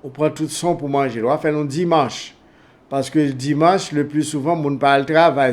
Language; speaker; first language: French; non-native, local second language; Haitian Creole